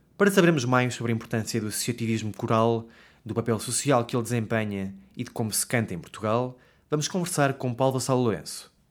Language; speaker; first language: Portuguese; native; Portuguese